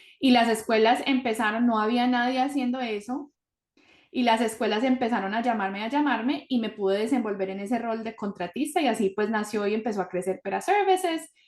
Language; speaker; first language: Spanish; early bilingual, heritage; Spanish